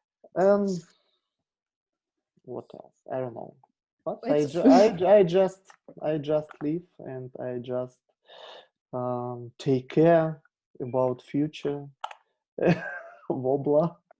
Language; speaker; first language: English; non-native, learner; Russian